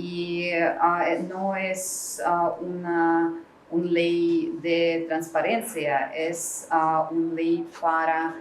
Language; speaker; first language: Spanish; non-native, learner; Russian